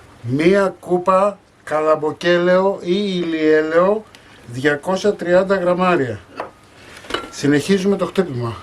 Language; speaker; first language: Greek; native; Greek